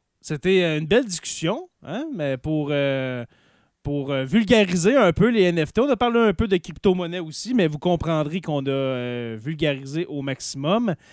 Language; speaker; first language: French; native; French